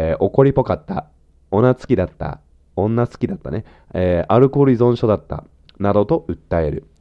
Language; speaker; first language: Japanese; non-native, fluent; English